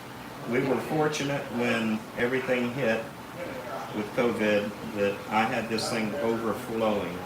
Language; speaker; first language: English; native; English